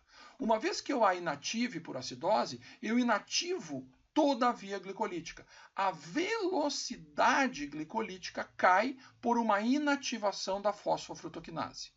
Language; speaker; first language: Portuguese; native; Portuguese